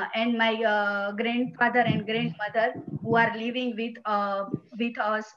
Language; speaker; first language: English; non-native, local second language; Gujarati